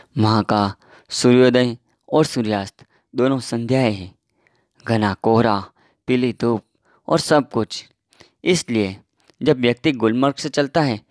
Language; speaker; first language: Hindi; non-native, local second language; Gujarati